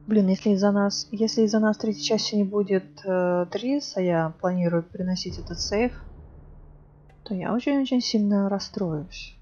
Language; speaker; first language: Russian; native; Russian